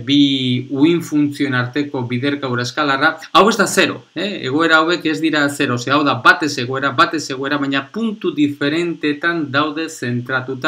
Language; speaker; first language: Basque; non-native, local second language; Spanish